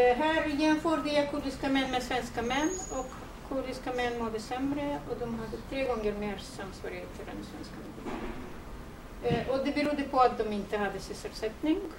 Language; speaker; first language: Swedish; non-native, fluent; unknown